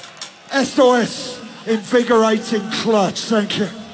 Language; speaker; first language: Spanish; non-native, learner; English